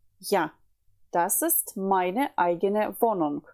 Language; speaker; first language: German; non-native, fluent; Ukrainian